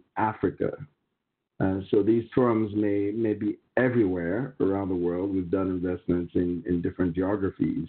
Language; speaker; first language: English; non-native, local second language; Yoruba